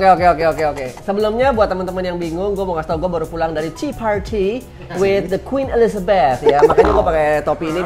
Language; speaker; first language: Indonesian; native; Indonesian